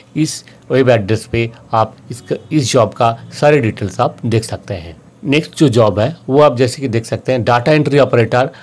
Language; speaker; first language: Hindi; native; Hindi